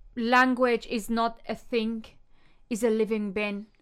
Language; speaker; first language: English; non-native, fluent; Persian